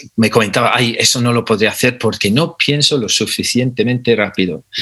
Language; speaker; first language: Spanish; non-native, fluent; English